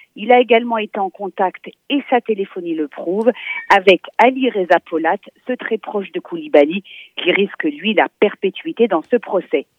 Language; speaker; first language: French; native; French